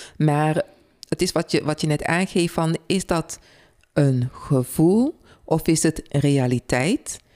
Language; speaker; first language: Dutch; early bilingual, other home language; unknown